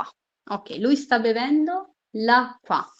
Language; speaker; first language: Italian; non-native, fluent; Urdu